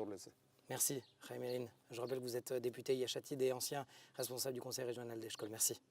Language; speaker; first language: French; native; French